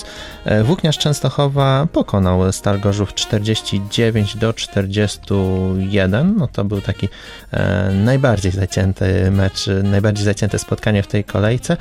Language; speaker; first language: Polish; native; Polish